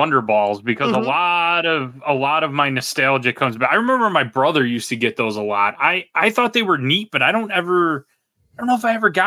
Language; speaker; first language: English; native; English